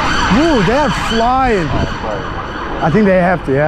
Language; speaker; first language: English; non-native, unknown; Turkish